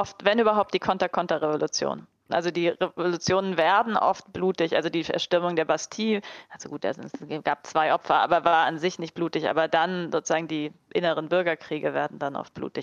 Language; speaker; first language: German; native; German